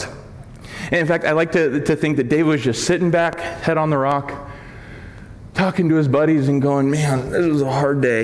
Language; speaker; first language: English; native; English